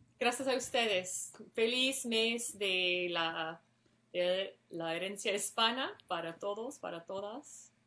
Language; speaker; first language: Spanish; non-native, fluent; English